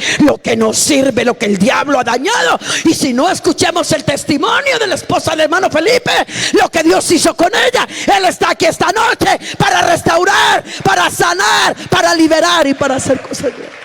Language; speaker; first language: Spanish; native; Spanish